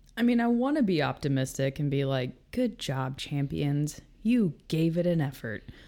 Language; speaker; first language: English; native; English